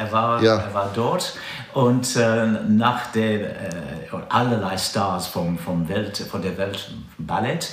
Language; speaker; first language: German; non-native, fluent; English